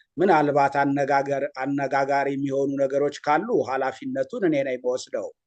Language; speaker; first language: Amharic; non-native, local second language; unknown